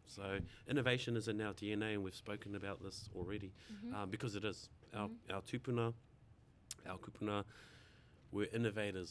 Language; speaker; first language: English; native; English